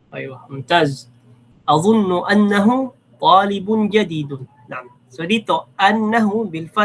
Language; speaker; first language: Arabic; non-native, fluent; Filipino